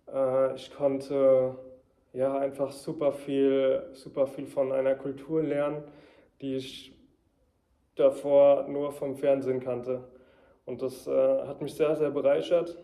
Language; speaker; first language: German; early bilingual, heritage; German